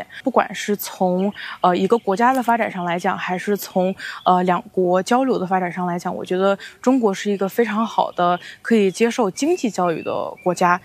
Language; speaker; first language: Chinese; non-native, fluent; Russian